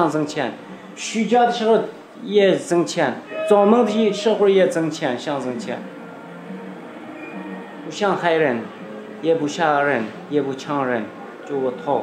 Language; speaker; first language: Chinese; non-native, local second language; Uyghur